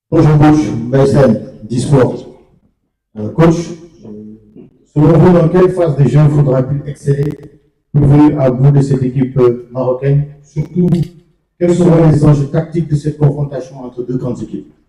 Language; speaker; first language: French; non-native, local second language; Wolof